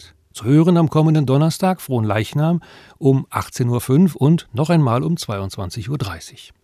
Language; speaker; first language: German; native; German